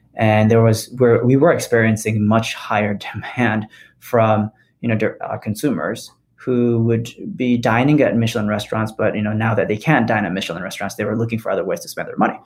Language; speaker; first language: English; non-native, fluent; Japanese